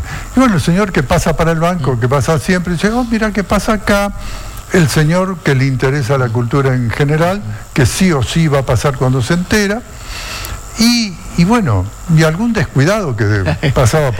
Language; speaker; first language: Spanish; native; Spanish